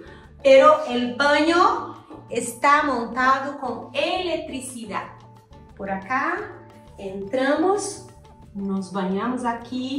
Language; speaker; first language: Spanish; non-native, learner; Portuguese